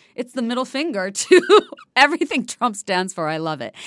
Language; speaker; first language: English; non-native, local second language; Bangla